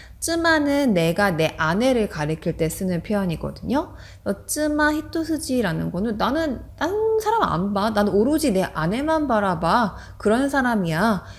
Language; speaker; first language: Korean; native; Korean